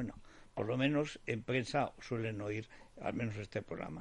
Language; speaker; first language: Spanish; native; Spanish